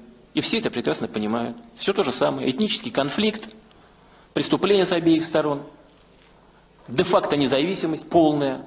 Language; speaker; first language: Russian; native; Russian